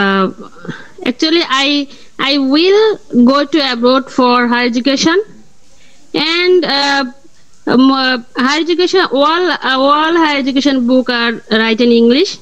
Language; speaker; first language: English; non-native, learner; Bangla